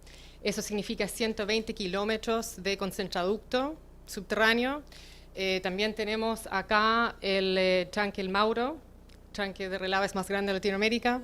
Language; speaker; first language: Spanish; native; Spanish